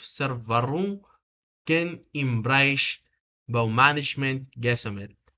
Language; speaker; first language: German; non-native, learner; Filipino